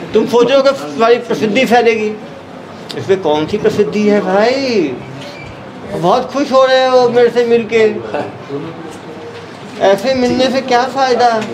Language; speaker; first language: Hindi; native; Hindi